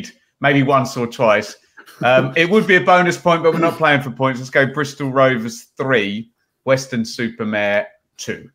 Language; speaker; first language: English; native; English